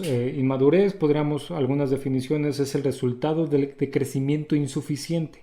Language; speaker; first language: Spanish; native; Spanish